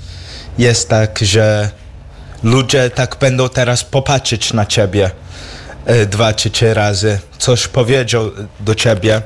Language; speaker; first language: Polish; early bilingual, heritage; English